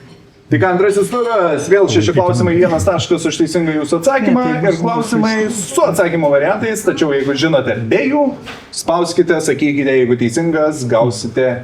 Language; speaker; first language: Lithuanian; native; Lithuanian